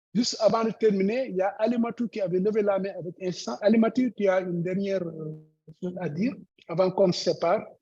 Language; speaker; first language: French; non-native, local second language; Wolof